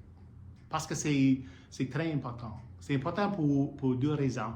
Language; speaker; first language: French; non-native, learner; English